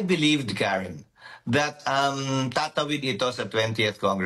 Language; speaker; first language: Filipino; native; Filipino